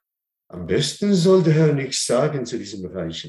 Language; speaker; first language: German; non-native, learner; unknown